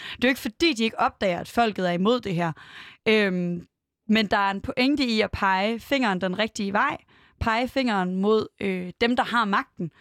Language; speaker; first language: Danish; native; Danish